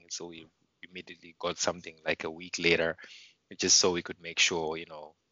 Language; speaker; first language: English; non-native, local second language; Shona